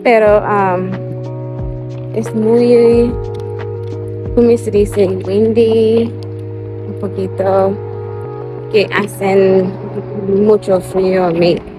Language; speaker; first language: Spanish; non-native, learner; English